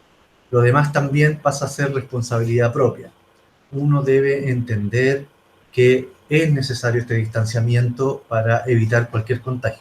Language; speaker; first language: Spanish; native; Spanish